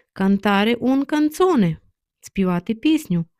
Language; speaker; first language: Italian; non-native, fluent; Ukrainian